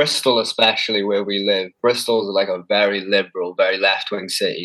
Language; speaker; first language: English; native; English